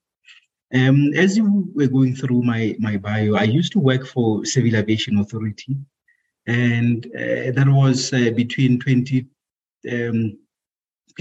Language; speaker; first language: English; non-native, local second language; Southern Sotho